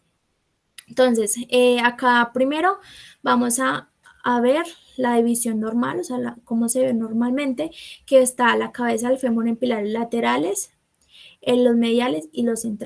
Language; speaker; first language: Spanish; native; Spanish